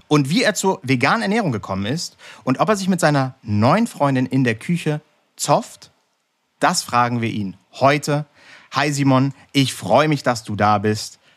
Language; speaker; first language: German; native; German